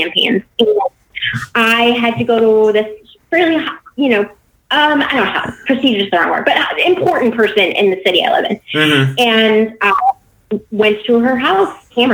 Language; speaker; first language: English; native; English